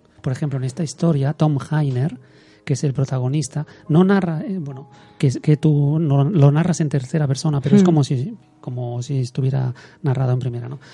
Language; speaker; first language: Spanish; native; Spanish